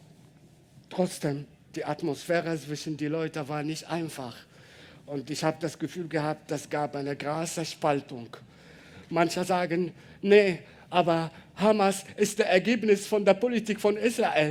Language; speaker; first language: German; non-native, learner; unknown